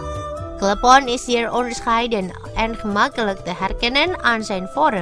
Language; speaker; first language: Dutch; non-native, fluent; Indonesian